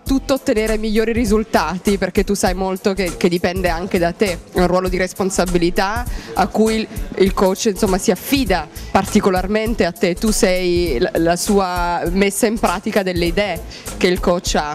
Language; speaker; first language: Italian; native; Italian